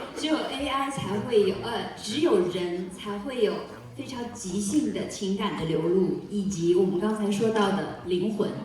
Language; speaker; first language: Chinese; native; Chinese